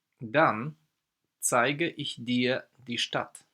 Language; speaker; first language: German; non-native, fluent; Polish